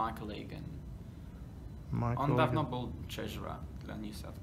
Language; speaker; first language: Russian; non-native, learner; English